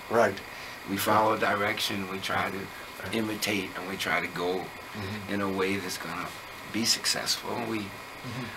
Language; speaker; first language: English; native; English